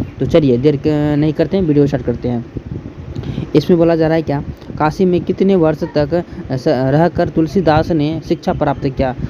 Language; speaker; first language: Hindi; native; Hindi